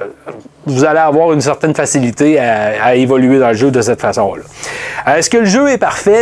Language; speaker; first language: French; native; French